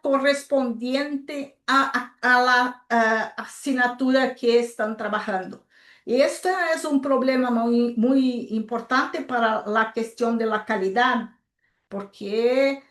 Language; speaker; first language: Spanish; non-native, local second language; Portuguese